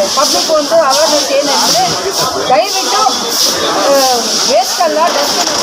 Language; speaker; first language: Kannada; non-native, local second language; Tamil